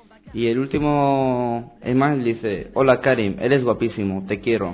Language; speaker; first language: Spanish; early bilingual, other home language; Arabic